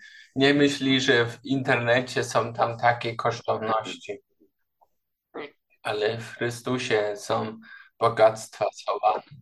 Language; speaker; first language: Polish; non-native, learner; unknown